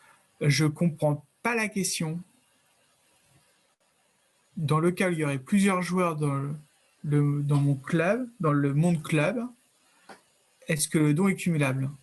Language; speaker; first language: French; native; French